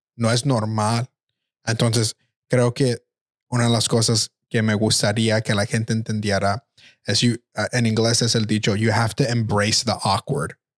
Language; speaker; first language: Spanish; early bilingual, heritage; Spanish